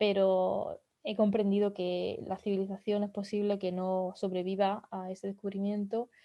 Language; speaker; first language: Spanish; native; Spanish